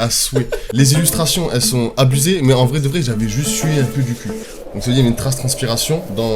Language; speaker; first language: French; native; French